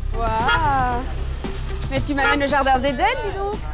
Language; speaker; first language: French; native; French